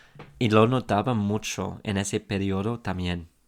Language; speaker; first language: Spanish; non-native, fluent; English